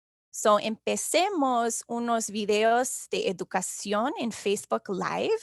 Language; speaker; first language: Spanish; non-native, fluent; English